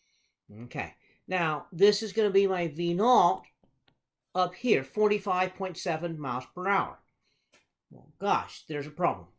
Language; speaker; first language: English; native; English